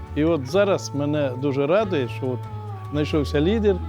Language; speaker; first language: Ukrainian; native; Ukrainian